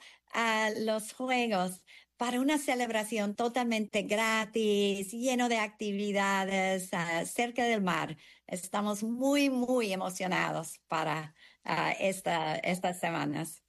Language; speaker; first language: Spanish; early bilingual, heritage; English